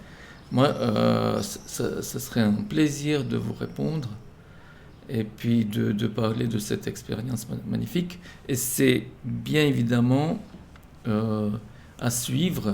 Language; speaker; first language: French; non-native, fluent; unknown